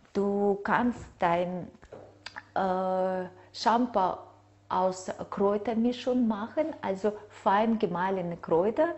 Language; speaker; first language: German; non-native, fluent; Russian